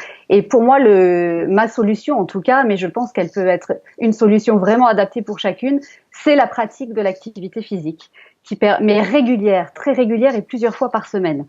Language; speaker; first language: French; native; French